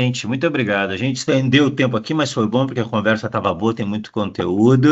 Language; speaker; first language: Portuguese; native; Portuguese